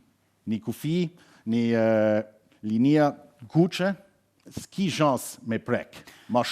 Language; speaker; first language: Albanian; non-native, learner; German